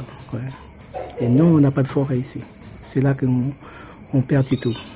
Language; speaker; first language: French; non-native, local second language; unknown